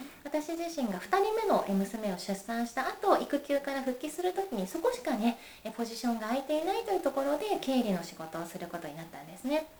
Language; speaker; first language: Japanese; native; Japanese